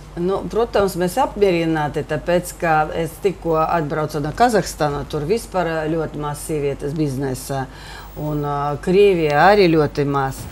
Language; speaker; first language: Latvian; non-native, local second language; Russian